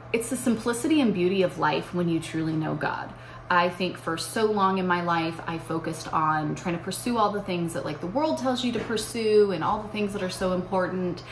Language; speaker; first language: English; native; English